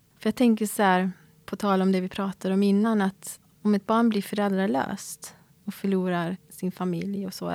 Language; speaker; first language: Swedish; native; Swedish